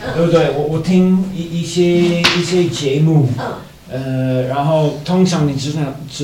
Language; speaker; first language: Chinese; non-native, learner; English